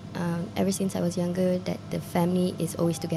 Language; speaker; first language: English; non-native, local second language; Malay